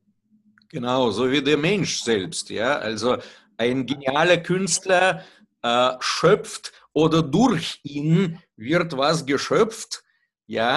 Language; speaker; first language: German; non-native, fluent; Russian